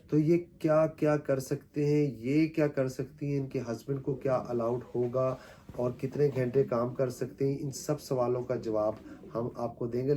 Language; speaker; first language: Urdu; native; Urdu